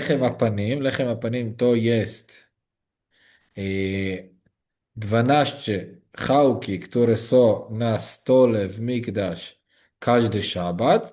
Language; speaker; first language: Polish; non-native, learner; Hebrew